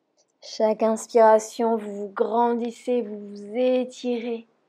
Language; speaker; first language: French; native; French